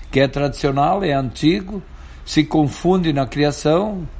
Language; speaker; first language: Portuguese; non-native, local second language; German